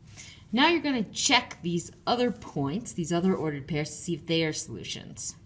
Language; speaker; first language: English; native; English